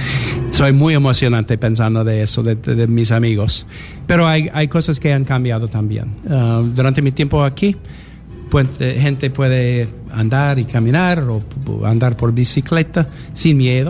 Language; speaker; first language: Spanish; non-native, learner; English